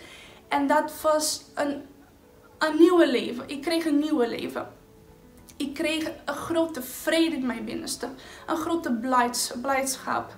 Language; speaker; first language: Dutch; non-native, fluent; Portuguese